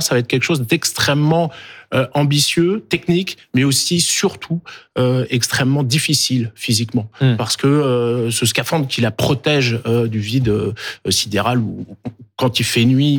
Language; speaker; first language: French; native; French